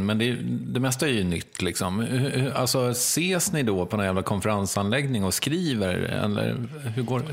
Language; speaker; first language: Swedish; native; Swedish